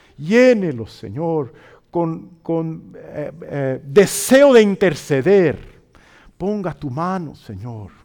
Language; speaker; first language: Spanish; non-native, fluent; English